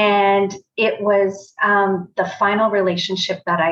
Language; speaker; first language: English; native; English